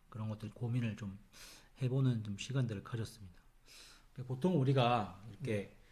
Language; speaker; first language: Korean; native; Korean